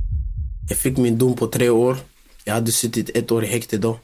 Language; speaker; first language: Swedish; non-native, local second language; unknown